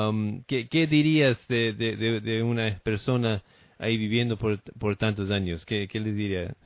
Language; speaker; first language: Spanish; non-native, fluent; English